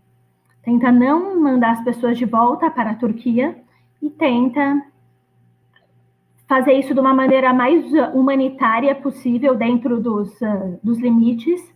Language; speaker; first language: Portuguese; non-native, fluent; Greek